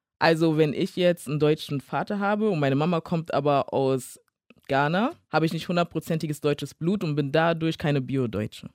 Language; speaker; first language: German; early bilingual, other home language; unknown